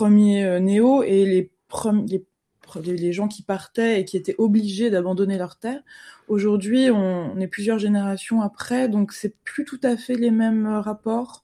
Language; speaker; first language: French; native; French